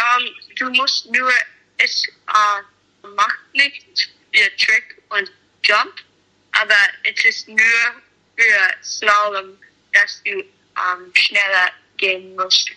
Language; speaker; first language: German; non-native, learner; English